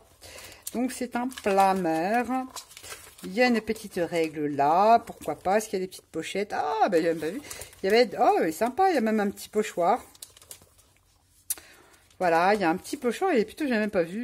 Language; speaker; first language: French; native; French